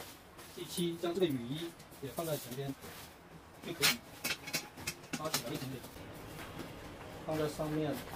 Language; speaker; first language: Chinese; non-native, local second language; Cantonese